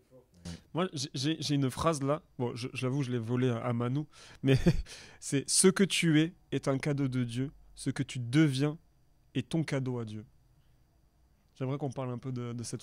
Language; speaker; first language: French; native; French